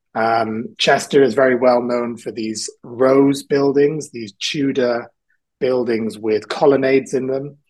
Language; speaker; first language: English; native; English